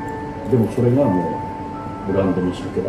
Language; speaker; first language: Japanese; native; Japanese